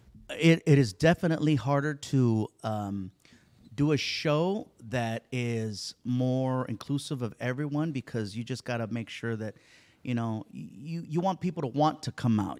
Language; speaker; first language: English; early bilingual, other home language; Spanish